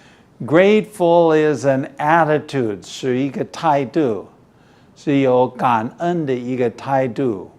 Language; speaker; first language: Chinese; early bilingual, heritage; English